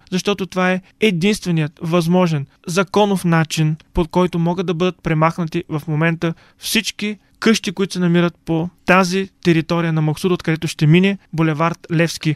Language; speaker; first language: Bulgarian; native; Bulgarian